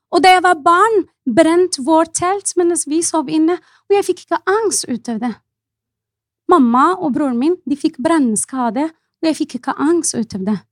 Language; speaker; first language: Norwegian; non-native, fluent; Arabic